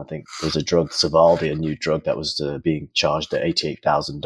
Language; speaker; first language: English; native; English